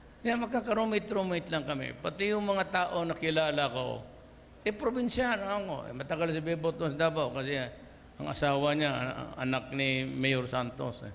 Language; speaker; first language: Filipino; non-native, local second language; Cebuano